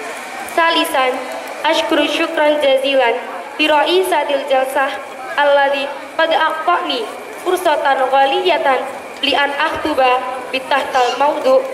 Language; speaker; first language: Arabic; non-native, learner; Indonesian